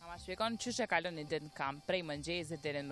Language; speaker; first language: Albanian; native; Albanian